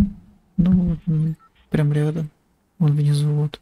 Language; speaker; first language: Russian; native; Russian